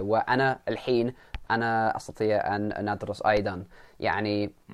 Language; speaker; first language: Arabic; non-native, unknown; English